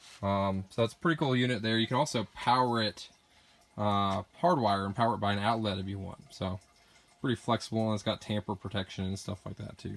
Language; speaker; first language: English; native; English